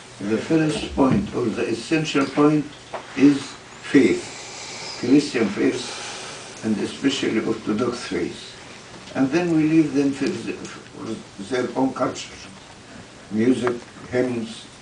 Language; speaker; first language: English; non-native, fluent; Arabic